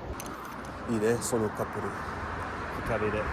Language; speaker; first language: Japanese; non-native, learner; English